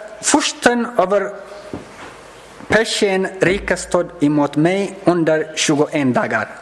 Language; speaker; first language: Swedish; non-native, learner; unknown